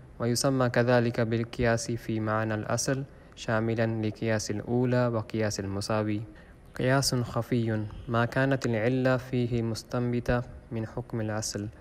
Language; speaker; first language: Arabic; non-native, fluent; Malay